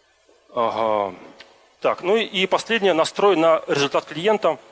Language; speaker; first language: Russian; native; Russian